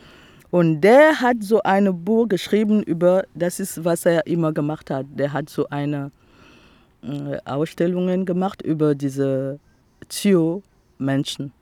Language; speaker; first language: German; non-native, fluent; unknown